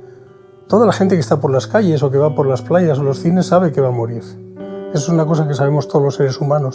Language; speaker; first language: Spanish; native; Spanish